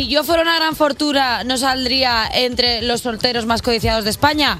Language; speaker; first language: Spanish; native; Spanish